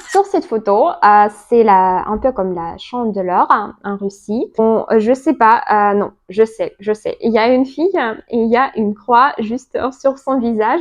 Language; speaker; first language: French; non-native, learner; Russian